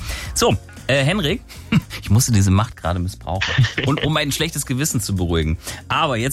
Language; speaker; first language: German; native; German